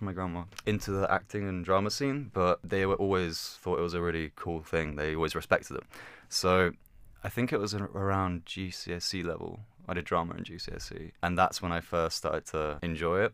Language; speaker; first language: English; native; English